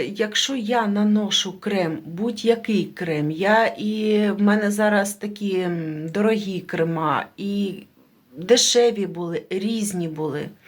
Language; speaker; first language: Ukrainian; native; Ukrainian